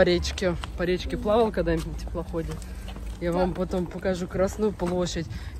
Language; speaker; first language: Russian; native; Russian